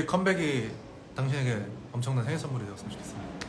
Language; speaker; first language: Korean; native; Korean